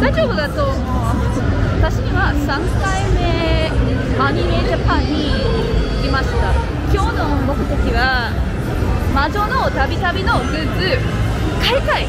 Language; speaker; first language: Japanese; non-native, learner; English